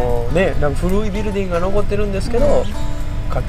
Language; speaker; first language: Japanese; native; Japanese